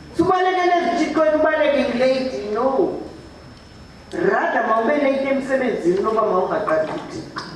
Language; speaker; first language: Zulu; non-native, local second language; Xhosa